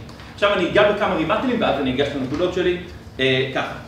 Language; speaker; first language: Hebrew; native; Hebrew